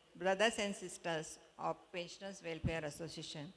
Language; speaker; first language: English; non-native, local second language; Marathi